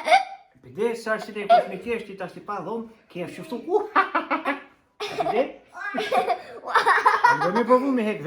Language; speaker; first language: Albanian; native; Albanian